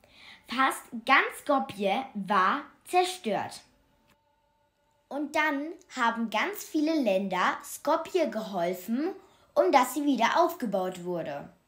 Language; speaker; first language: German; early bilingual, other home language; Macedonian